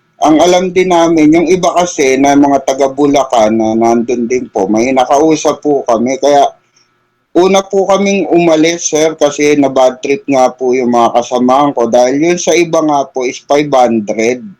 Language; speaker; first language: Filipino; native; Filipino